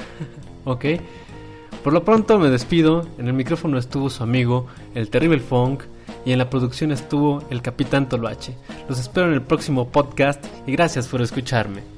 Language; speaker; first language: Spanish; native; Spanish